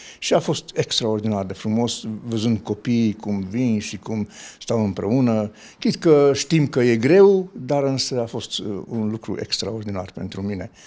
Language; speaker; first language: Romanian; non-native, local second language; Hungarian